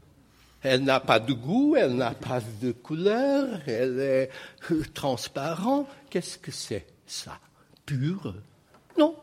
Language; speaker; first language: French; non-native, fluent; Portuguese